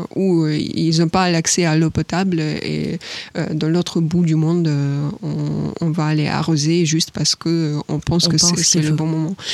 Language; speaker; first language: French; non-native, fluent; Ukrainian